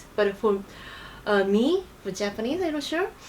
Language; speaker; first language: English; non-native, learner; Japanese